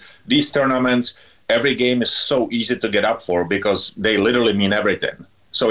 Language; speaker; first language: English; non-native, fluent; Czech